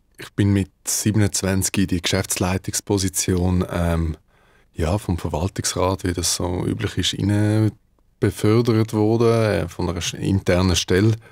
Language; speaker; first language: German; early bilingual, other home language; Dutch